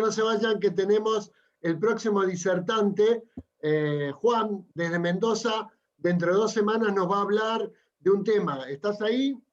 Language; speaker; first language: Spanish; native; Spanish